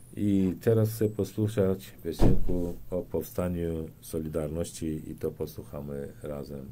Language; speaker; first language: Polish; non-native, learner; Turkmen